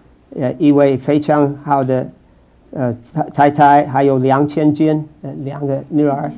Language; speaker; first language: Chinese; non-native, fluent; English